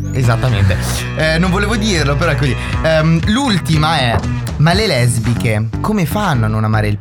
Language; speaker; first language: Italian; native; Italian